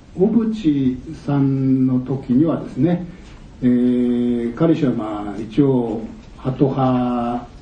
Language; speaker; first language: Japanese; native; Japanese